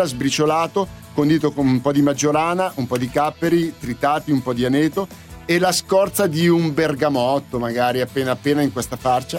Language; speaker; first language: Italian; native; Italian